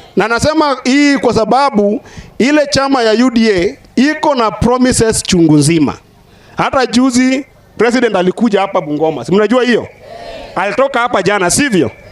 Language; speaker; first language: Swahili; non-native, local second language; Luo (Kenya and Tanzania)